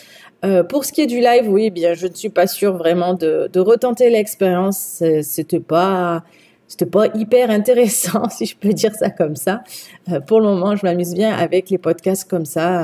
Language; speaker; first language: French; native; French